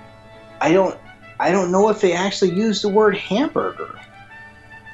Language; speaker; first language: English; native; English